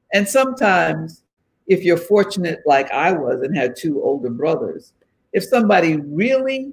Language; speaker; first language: English; native; English